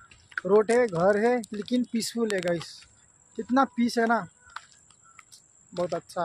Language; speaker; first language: Hindi; non-native, local second language; Nepali